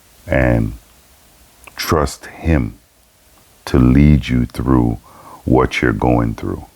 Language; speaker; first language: English; native; English